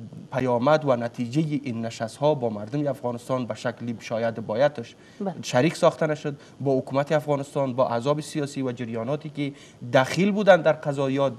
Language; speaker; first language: Persian; native; Persian